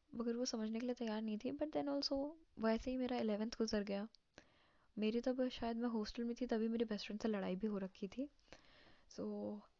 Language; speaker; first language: Hindi; native; Hindi